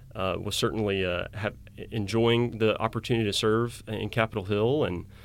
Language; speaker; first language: English; native; English